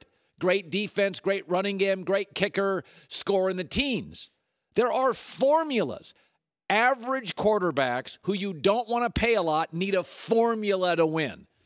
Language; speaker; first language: English; native; English